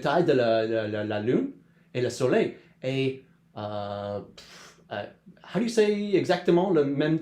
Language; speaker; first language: French; non-native, learner; English